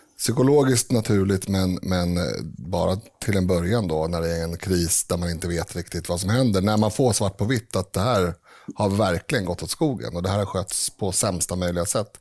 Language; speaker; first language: Swedish; native; Swedish